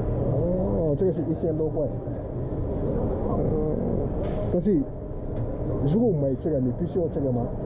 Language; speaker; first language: Chinese; non-native, learner; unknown